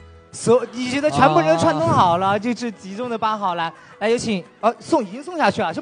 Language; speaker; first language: Chinese; native; Chinese